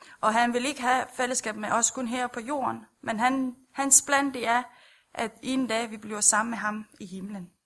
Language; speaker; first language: Danish; non-native, fluent; Romanian